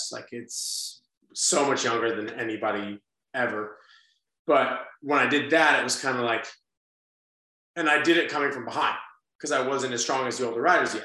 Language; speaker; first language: English; native; English